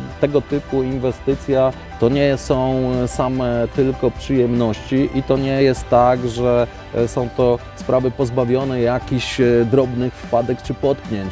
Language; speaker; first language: Polish; native; Polish